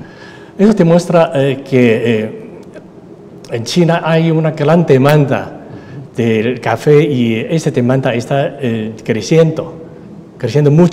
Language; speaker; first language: Spanish; non-native, fluent; Chinese